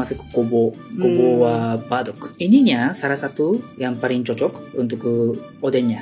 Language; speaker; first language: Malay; non-native, learner; Japanese